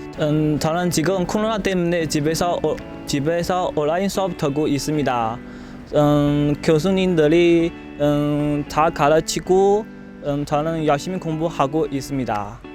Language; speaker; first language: Korean; non-native, learner; Chinese